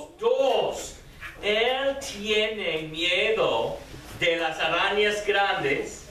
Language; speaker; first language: Spanish; non-native, fluent; English